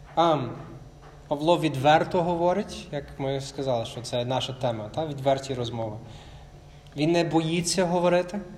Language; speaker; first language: Ukrainian; non-native, fluent; English